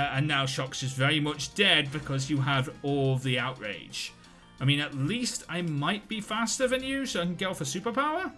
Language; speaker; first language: English; native; English